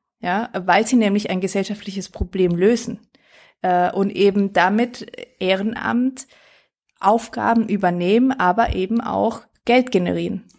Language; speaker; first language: German; early bilingual, other home language; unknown